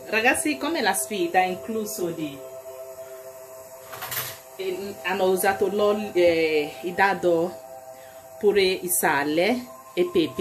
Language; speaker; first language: Italian; non-native, learner; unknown